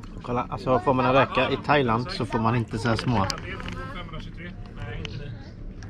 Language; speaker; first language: Swedish; native; Swedish